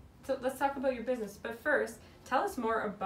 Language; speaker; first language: English; native; English